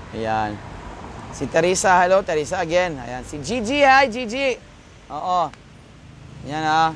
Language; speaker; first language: Filipino; non-native, local second language; Pampanga